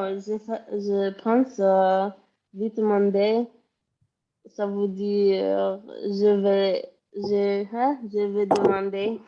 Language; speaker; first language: French; non-native, learner; English